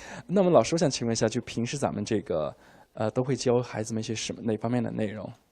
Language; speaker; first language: Chinese; native; Chinese